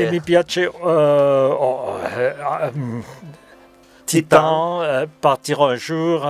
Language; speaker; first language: Italian; non-native, learner; French